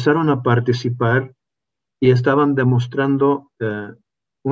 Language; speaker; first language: Spanish; non-native, fluent; Hungarian